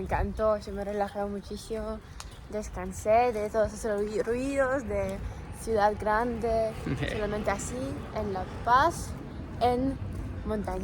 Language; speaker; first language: Spanish; non-native, fluent; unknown